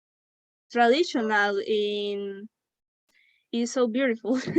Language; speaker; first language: English; non-native, learner; Spanish